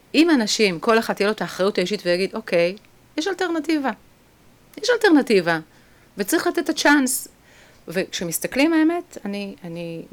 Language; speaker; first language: Hebrew; native; Hebrew